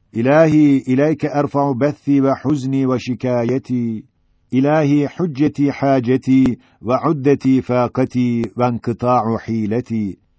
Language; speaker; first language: Arabic; non-native, fluent; Turkish